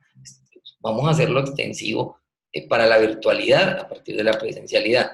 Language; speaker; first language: Spanish; native; Spanish